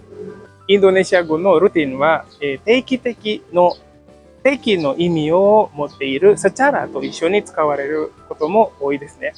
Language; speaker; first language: Japanese; non-native, fluent; Indonesian